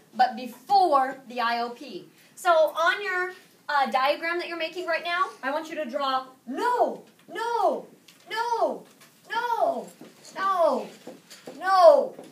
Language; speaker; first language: English; native; English